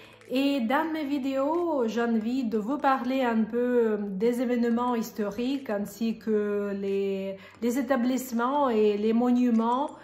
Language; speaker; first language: French; non-native, fluent; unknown